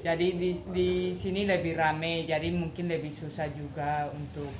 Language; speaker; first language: Indonesian; non-native, fluent; Spanish